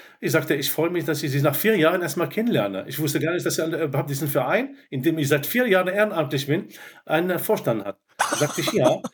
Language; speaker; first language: German; non-native, fluent; Arabic